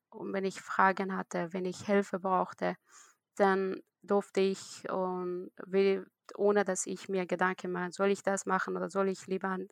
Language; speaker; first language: German; non-native, learner; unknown